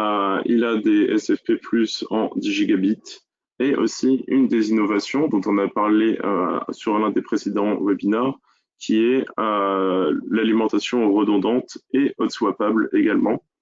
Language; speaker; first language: French; native; French